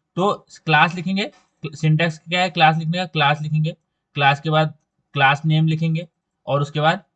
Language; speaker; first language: Hindi; non-native, local second language; Marathi